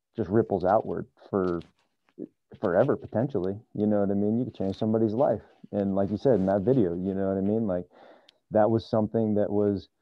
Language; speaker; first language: English; native; English